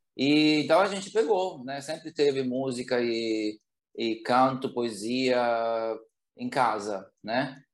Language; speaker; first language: Portuguese; non-native, fluent; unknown